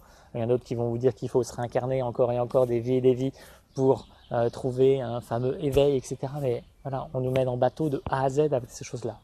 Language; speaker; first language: French; native; French